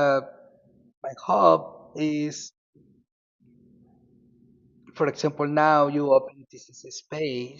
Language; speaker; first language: English; non-native, learner; Spanish